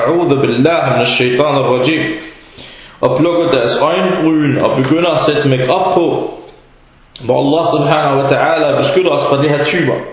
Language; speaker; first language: Danish; early bilingual, other home language; Arabic